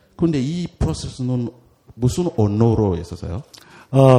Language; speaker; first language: Korean; non-native, learner; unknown